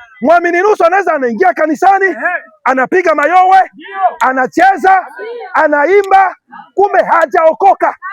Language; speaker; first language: Swahili; non-native, local second language; Lingala